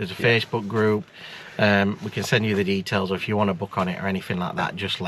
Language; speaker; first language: English; native; English